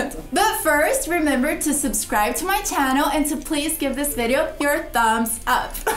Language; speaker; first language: English; non-native, fluent; Portuguese